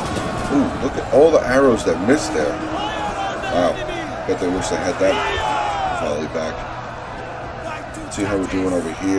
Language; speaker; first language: English; native; English